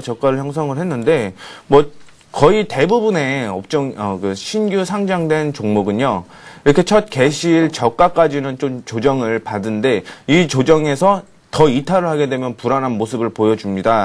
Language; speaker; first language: Korean; native; Korean